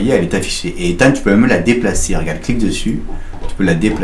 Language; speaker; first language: French; native; French